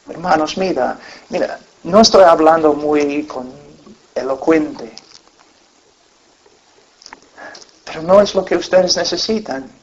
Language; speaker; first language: Spanish; non-native, fluent; English